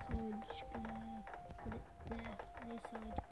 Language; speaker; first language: English; native; English